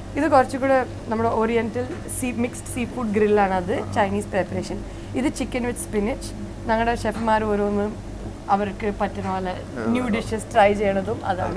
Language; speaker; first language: Malayalam; early bilingual, heritage; Malayalam